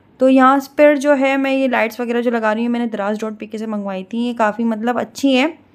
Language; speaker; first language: Urdu; native; Urdu